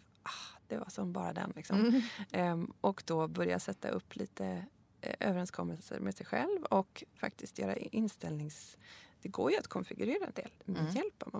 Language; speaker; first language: Swedish; native; Swedish